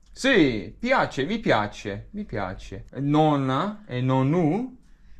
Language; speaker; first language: Italian; non-native, learner; English